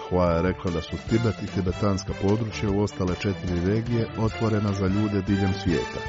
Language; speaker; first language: Croatian; native; Croatian